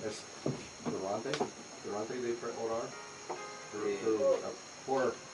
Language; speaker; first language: Spanish; non-native, learner; English